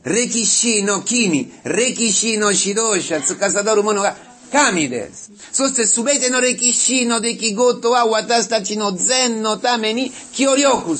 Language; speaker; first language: Japanese; non-native, fluent; Italian